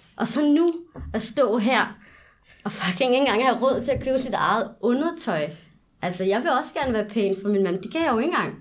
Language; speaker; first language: Danish; early bilingual, other home language; Arabic